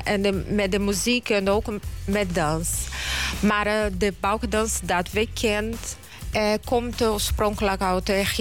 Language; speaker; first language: Dutch; non-native, fluent; Portuguese